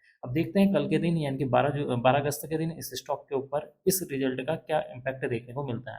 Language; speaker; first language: Hindi; native; Hindi